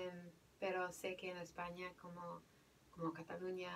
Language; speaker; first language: Spanish; non-native, fluent; English